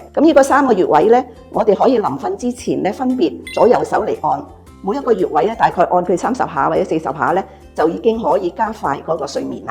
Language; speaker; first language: Cantonese; native; Cantonese